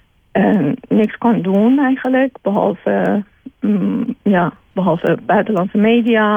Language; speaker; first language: Dutch; non-native, fluent; Persian